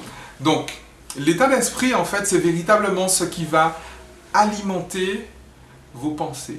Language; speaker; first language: French; native; French